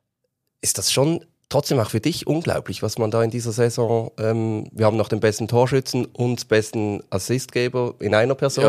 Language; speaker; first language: German; native; German